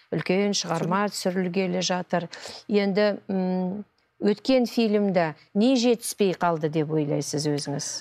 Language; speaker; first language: Kazakh; native; Kazakh